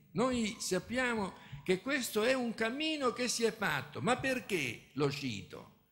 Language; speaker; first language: Italian; native; Italian